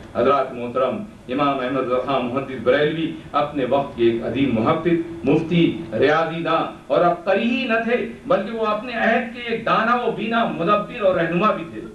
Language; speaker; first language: Urdu; native; Urdu